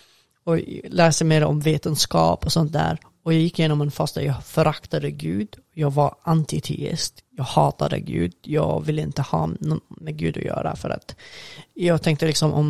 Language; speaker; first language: Swedish; non-native, fluent; Arabic